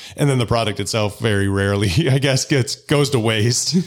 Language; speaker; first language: English; native; English